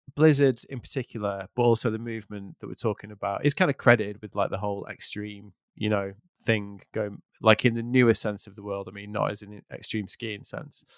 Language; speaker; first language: English; native; English